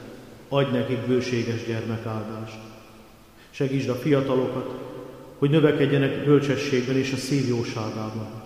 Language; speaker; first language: Hungarian; native; Hungarian